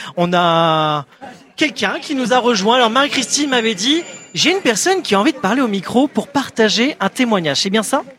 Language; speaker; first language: French; native; French